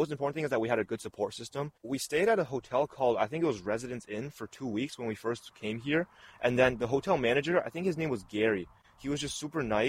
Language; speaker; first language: English; early bilingual, other home language; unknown